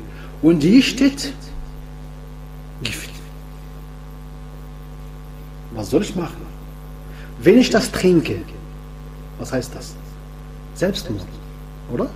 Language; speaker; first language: German; non-native, fluent; Arabic